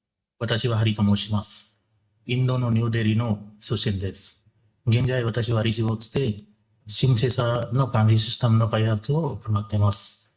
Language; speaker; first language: Japanese; non-native, fluent; Hindi